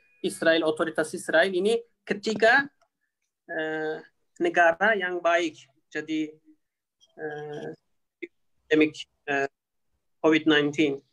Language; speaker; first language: Indonesian; non-native, learner; Turkish